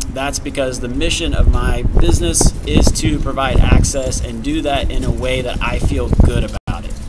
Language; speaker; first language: English; native; English